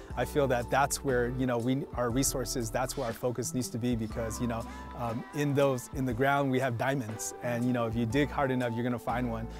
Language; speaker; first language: English; native; English